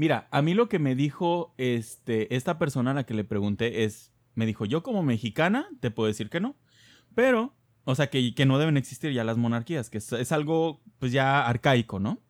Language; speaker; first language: Spanish; native; Spanish